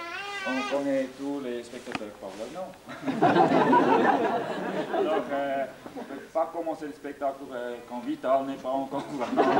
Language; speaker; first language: French; non-native, local second language; German